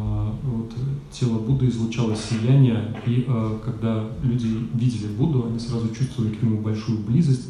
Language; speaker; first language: Russian; native; Russian